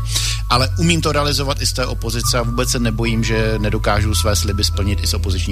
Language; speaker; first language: Czech; native; Czech